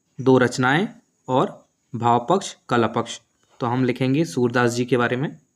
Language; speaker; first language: Hindi; native; Hindi